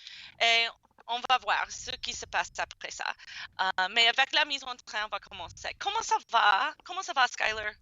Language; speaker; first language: French; non-native, fluent; English